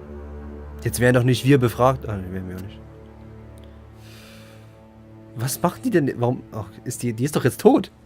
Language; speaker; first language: German; native; German